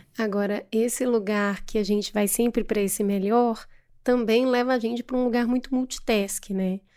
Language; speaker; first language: Portuguese; native; Portuguese